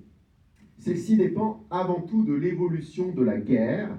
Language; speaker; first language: French; native; French